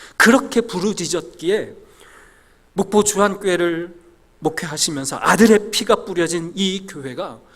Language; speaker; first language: Korean; native; Korean